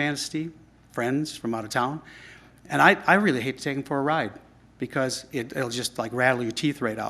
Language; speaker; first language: English; native; English